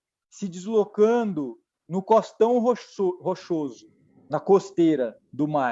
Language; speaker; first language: Portuguese; native; Portuguese